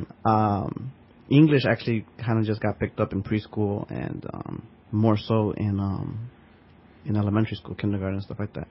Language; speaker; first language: English; early bilingual, other home language; Spanish